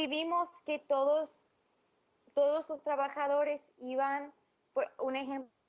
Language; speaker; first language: Spanish; non-native, fluent; English